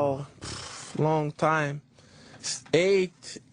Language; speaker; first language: English; non-native, learner; Portuguese